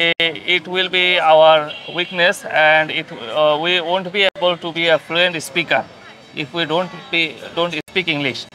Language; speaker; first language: English; non-native, learner; Bangla